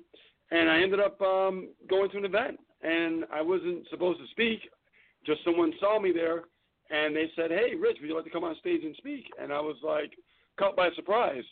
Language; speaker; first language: English; native; English